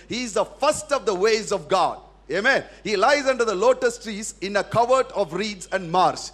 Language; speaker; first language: English; non-native, local second language; Tamil